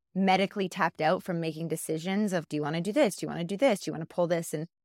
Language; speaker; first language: English; native; English